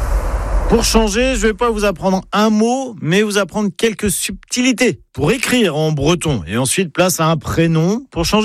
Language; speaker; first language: French; native; French